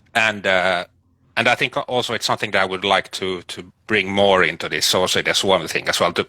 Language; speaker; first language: English; non-native, fluent; Finnish